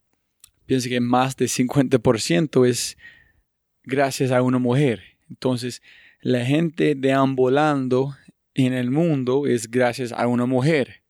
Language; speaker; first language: Spanish; non-native, fluent; English